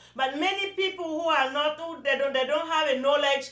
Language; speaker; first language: English; non-native, local second language; Yoruba